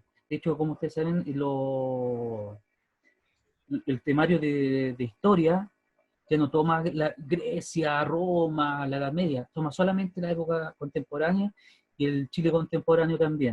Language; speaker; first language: Spanish; native; Spanish